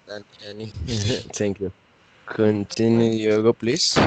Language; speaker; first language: English; non-native, learner; Spanish